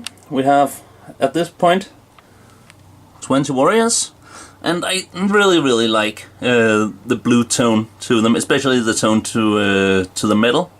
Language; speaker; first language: English; non-native, fluent; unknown